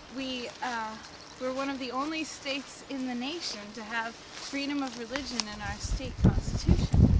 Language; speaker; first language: English; native; English